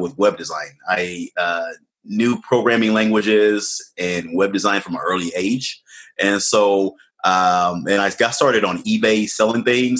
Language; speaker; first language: English; native; English